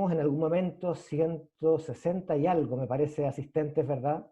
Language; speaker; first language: Spanish; native; Spanish